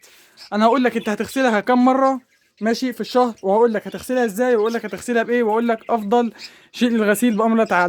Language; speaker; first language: Arabic; native; Arabic